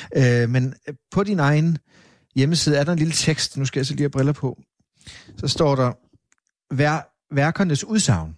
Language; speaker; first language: Danish; native; Danish